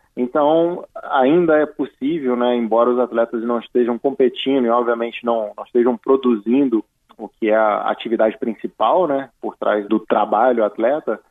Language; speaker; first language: Portuguese; native; Portuguese